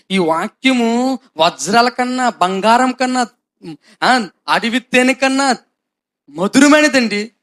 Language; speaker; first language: Telugu; non-native, local second language; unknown